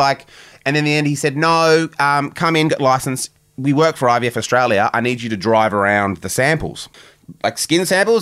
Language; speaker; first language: English; native; English